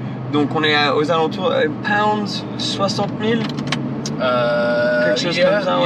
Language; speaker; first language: French; native; French